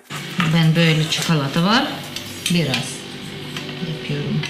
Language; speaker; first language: Turkish; non-native, learner; Russian